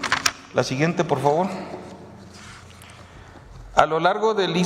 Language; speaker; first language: Spanish; native; Spanish